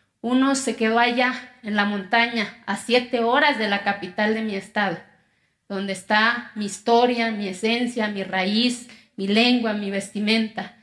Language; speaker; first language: Spanish; non-native, local second language; Zapotec